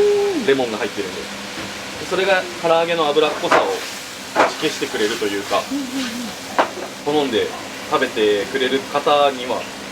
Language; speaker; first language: Japanese; native; Japanese